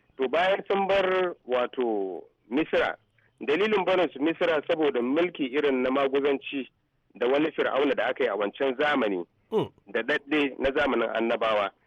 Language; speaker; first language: Hausa; native; Hausa